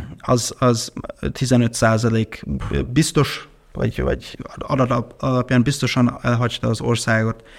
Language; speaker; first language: Hungarian; non-native, fluent; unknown